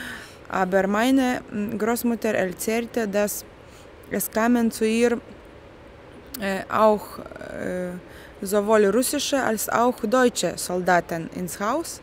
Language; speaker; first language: German; non-native, fluent; Lithuanian